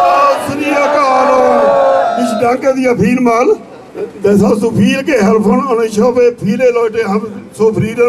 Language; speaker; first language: German; non-native, learner; Punjabi